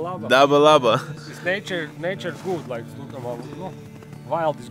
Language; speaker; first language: English; non-native, learner; Latvian